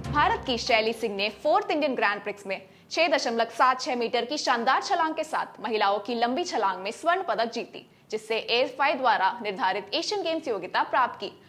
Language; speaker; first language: Hindi; non-native, local second language; Malayalam